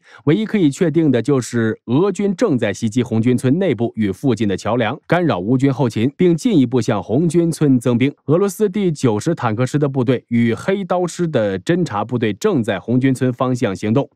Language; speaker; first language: Chinese; native; Chinese